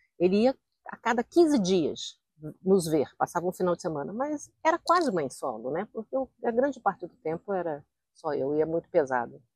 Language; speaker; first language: Portuguese; native; Portuguese